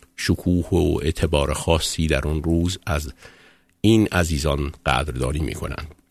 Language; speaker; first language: Persian; native; Persian